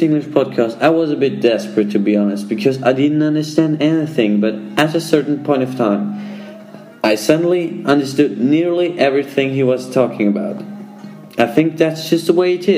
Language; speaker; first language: English; non-native, fluent; Swiss German